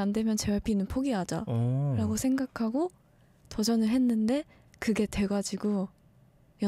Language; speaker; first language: Korean; non-native, fluent; Japanese